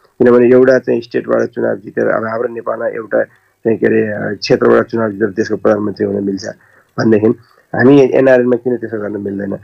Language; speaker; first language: Nepali; native; Nepali